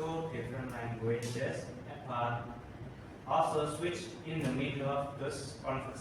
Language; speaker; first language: English; non-native, learner; Indonesian